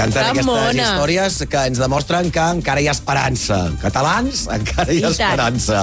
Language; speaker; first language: Catalan; native; Catalan